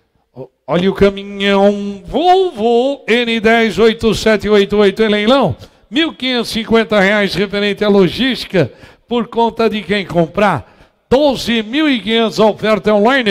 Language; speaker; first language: Portuguese; native; Portuguese